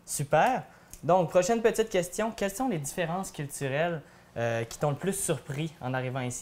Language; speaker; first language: French; native; French